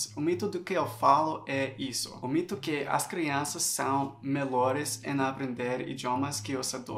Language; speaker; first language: Portuguese; non-native, fluent; English